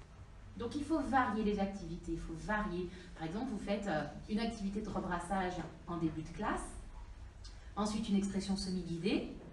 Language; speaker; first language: French; native; French